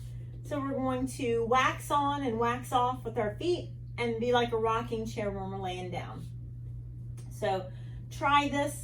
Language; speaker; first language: English; native; English